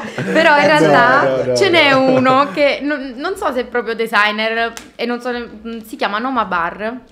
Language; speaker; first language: Italian; native; Italian